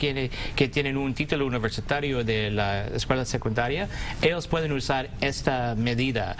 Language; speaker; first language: Spanish; early bilingual, heritage; English